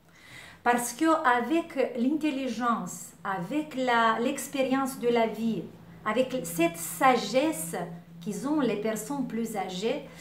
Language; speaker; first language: French; non-native, learner; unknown